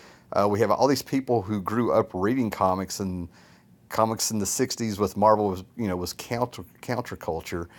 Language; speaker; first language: English; native; English